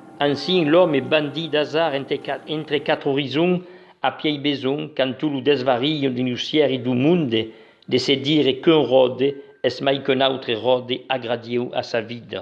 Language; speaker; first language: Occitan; native; Occitan